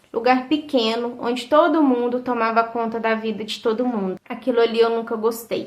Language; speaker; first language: Portuguese; native; Portuguese